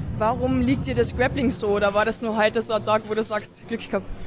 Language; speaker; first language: German; native; German